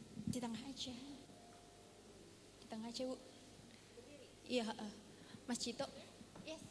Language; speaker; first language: Indonesian; native; Indonesian